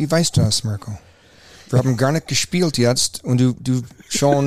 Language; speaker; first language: German; non-native, fluent; English